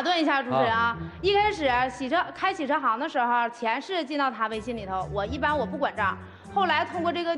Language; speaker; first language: Chinese; native; Chinese